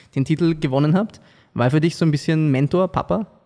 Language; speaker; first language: German; native; German